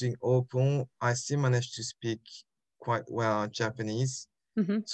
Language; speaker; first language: English; non-native, fluent; French